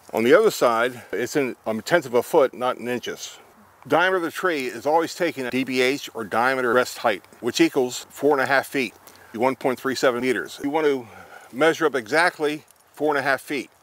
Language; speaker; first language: English; native; English